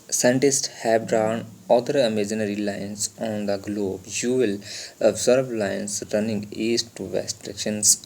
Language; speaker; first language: English; non-native, local second language; Punjabi